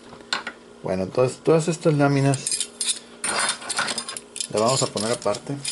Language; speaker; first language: Spanish; native; Spanish